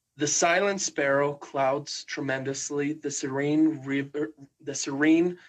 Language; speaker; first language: English; non-native, fluent; Spanish